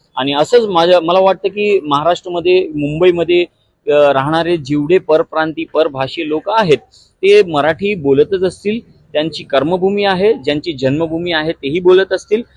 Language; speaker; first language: Marathi; non-native, local second language; Gujarati